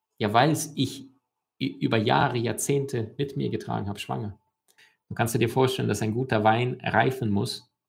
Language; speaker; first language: German; early bilingual, other home language; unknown